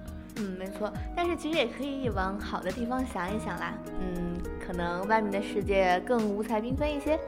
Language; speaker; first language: Chinese; native; Chinese